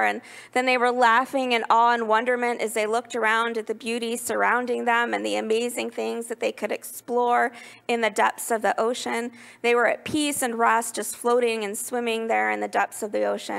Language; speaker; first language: English; native; English